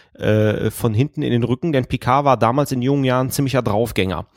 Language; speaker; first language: German; native; German